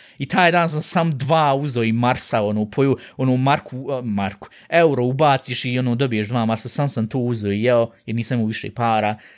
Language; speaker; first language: Bosnian; early bilingual, heritage; Bosnian